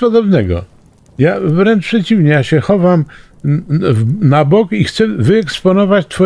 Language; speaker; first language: Polish; native; Polish